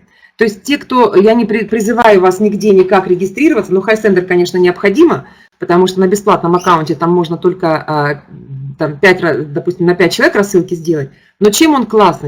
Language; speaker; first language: Russian; native; Russian